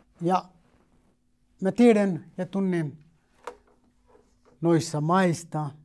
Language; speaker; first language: Finnish; non-native, fluent; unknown